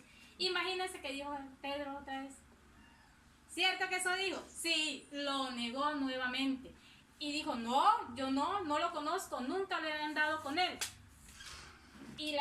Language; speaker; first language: Spanish; native; Spanish